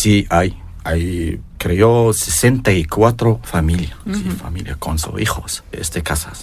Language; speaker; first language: Spanish; non-native, learner; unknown